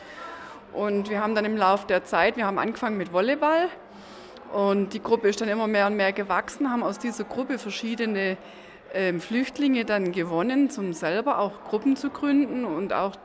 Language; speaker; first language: German; native; German